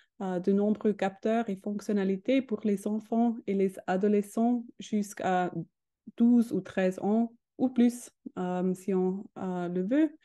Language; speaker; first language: French; non-native, learner; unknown